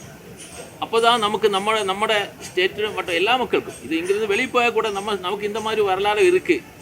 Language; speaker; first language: Tamil; non-native, learner; Malayalam